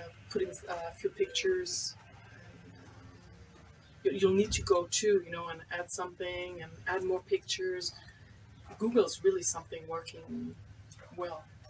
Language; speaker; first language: English; non-native, fluent; French